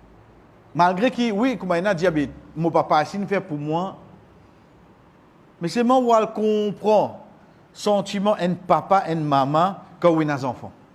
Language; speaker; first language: French; non-native, local second language; Morisyen